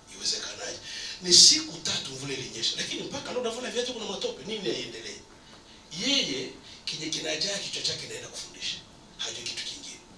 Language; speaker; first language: Swahili; non-native, local second language; Nande